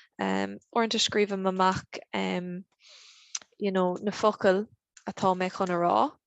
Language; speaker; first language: Irish; non-native, local second language; English